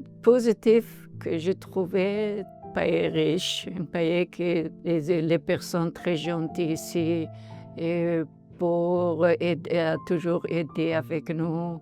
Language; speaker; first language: French; non-native, learner; Persian